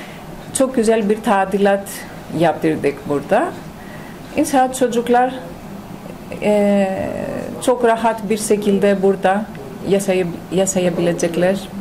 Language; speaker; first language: Turkish; non-native, fluent; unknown